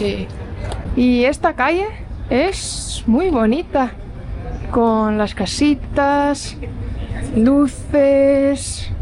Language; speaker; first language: Spanish; non-native, fluent; Estonian